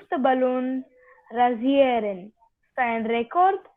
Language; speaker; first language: German; non-native, learner; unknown